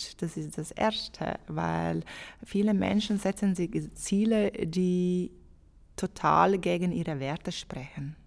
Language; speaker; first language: German; non-native, fluent; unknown